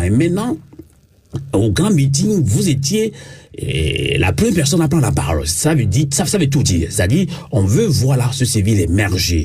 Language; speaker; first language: French; non-native, local second language; Ewe